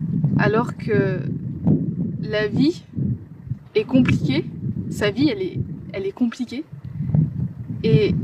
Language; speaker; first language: French; native; French